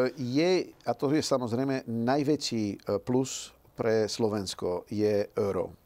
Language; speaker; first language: Slovak; non-native, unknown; Dutch